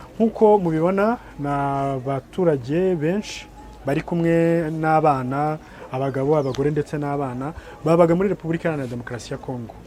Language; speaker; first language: Kinyarwanda; native; Kinyarwanda